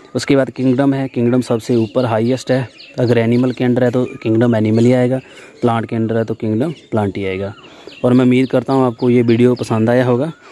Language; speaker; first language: Hindi; non-native, local second language; Punjabi